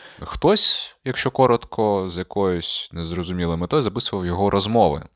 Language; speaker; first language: Ukrainian; non-native, local second language; Russian